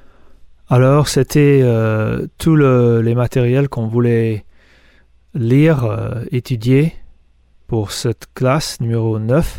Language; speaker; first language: French; non-native, fluent; Spanish